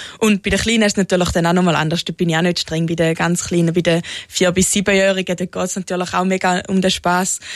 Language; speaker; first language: German; native; German